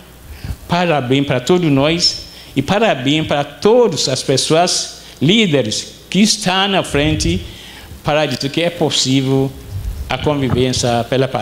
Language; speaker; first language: Portuguese; non-native, fluent; Arabic